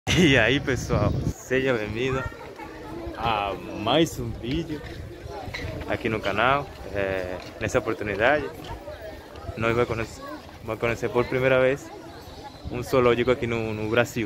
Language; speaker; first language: Portuguese; non-native, learner; Spanish